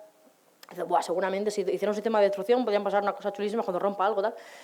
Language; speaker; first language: Spanish; native; Spanish